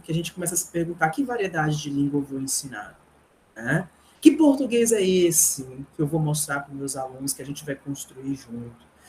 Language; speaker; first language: Portuguese; native; Portuguese